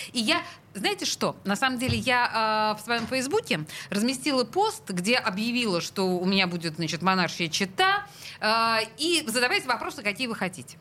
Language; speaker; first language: Russian; native; Russian